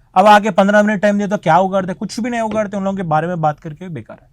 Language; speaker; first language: Hindi; non-native, local second language; Telugu